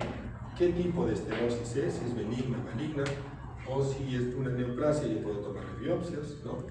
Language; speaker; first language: Spanish; native; Spanish